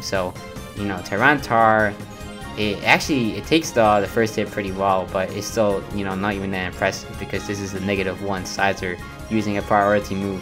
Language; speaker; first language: English; native; English